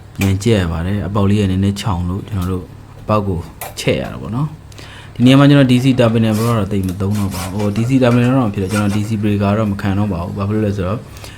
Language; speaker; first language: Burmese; native; Burmese